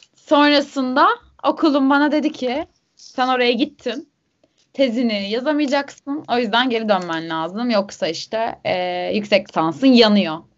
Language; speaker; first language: Turkish; native; Turkish